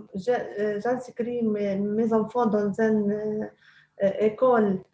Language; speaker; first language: French; non-native, local second language; Arabic